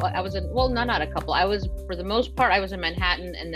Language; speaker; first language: English; early bilingual, other home language; Spanish